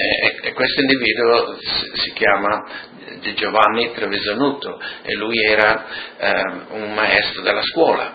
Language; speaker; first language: Italian; non-native, local second language; Friulian